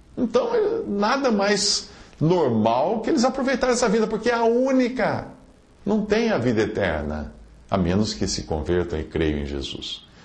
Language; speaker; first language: Portuguese; native; Portuguese